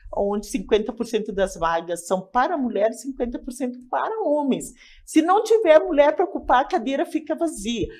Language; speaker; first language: Portuguese; native; Portuguese